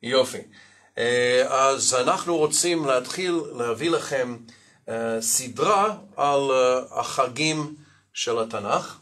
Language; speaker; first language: Hebrew; non-native, fluent; English